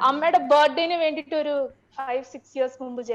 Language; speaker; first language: Malayalam; early bilingual, heritage; Malayalam